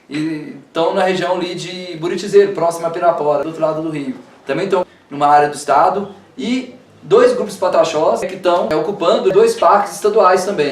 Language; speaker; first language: Portuguese; native; Portuguese